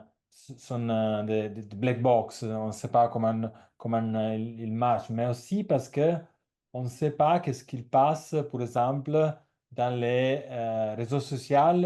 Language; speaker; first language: French; non-native, learner; Italian